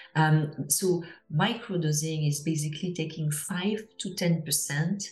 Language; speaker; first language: English; non-native, fluent; French